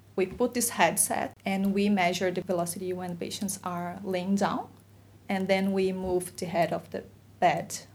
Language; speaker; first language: English; non-native, fluent; Portuguese